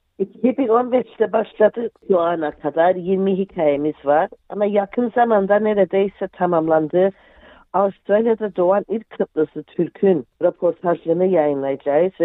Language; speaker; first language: Turkish; early bilingual, heritage; Turkish